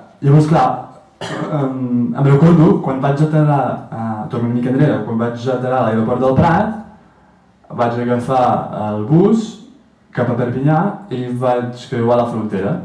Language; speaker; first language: Catalan; non-native, fluent; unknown